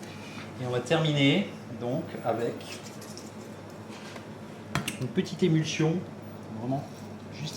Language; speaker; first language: French; native; French